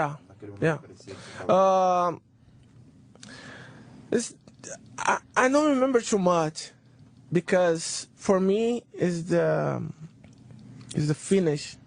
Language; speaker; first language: English; non-native, learner; Portuguese